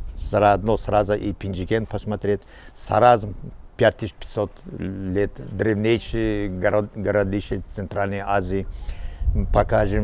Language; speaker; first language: Russian; non-native, local second language; Tajik